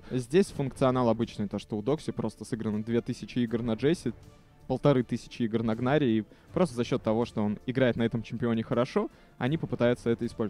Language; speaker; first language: Russian; native; Russian